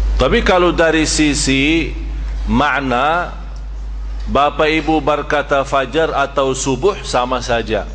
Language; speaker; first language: Malay; non-native, fluent; Arabic